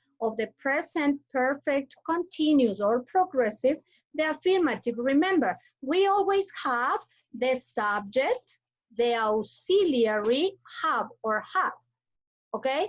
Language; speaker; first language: English; non-native, fluent; Spanish